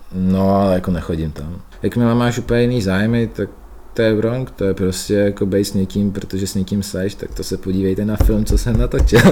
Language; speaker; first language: Czech; early bilingual, other home language; Russian